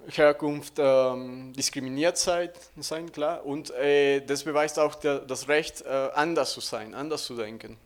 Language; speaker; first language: German; non-native, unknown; Spanish